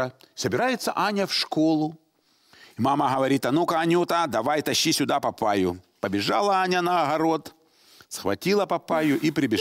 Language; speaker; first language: Russian; native; Russian